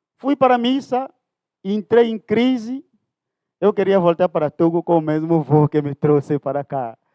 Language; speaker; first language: Portuguese; non-native, fluent; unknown